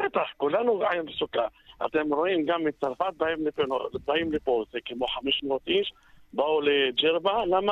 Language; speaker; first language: Hebrew; non-native, fluent; Arabic